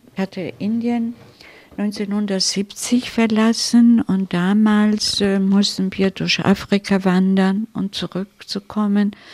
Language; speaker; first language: German; non-native, fluent; Italian